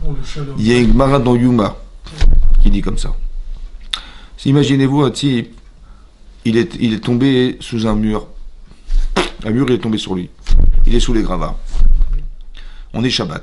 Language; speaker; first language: French; native; French